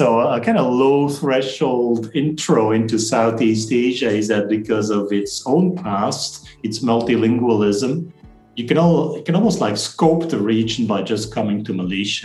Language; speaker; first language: English; non-native, fluent; Dutch